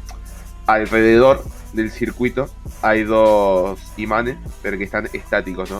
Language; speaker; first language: Spanish; native; Spanish